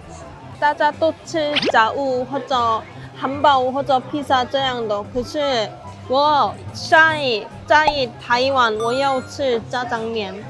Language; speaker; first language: Chinese; non-native, fluent; Korean